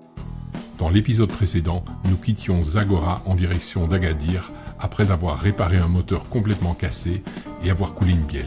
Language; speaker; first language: French; native; French